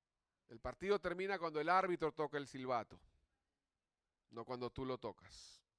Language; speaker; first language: Spanish; native; Spanish